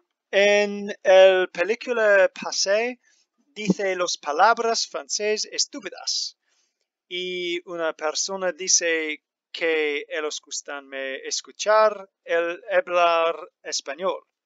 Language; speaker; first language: Spanish; non-native, learner; English